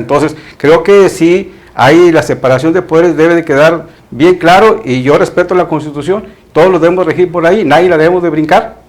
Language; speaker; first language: Spanish; native; Spanish